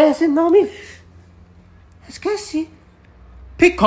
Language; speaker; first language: Portuguese; non-native, learner; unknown